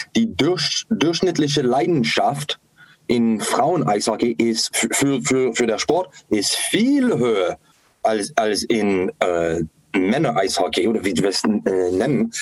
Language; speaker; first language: German; non-native, fluent; English